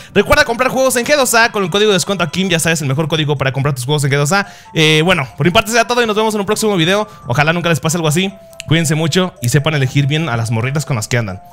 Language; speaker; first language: Spanish; early bilingual, other home language; Japanese